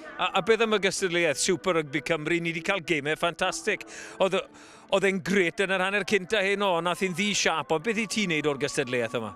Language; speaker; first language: Welsh; native; Welsh